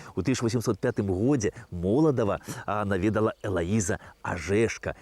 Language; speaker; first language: Belarusian; native; Belarusian